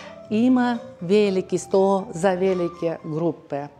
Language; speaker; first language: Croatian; non-native, fluent; Russian